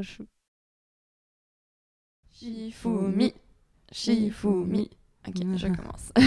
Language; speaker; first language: French; native; French